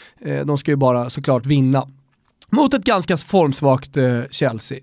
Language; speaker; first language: Swedish; native; Swedish